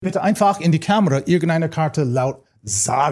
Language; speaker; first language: German; non-native, fluent; English